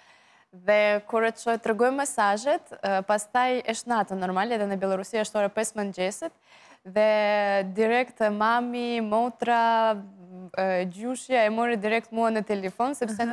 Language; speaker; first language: Albanian; non-native, learner; Russian